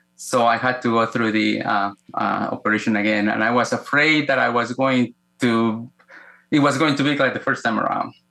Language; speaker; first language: English; non-native, fluent; Spanish